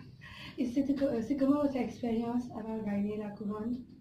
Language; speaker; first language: French; non-native, learner; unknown